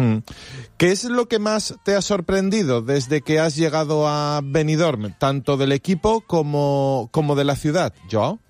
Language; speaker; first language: Spanish; native; Spanish